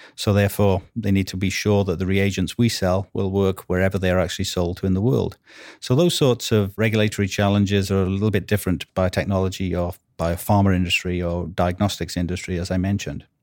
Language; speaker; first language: English; native; English